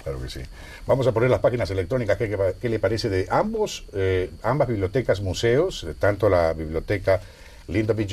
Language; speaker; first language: Spanish; native; Spanish